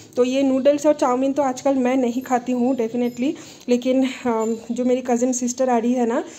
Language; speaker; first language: Hindi; non-native, local second language; Bangla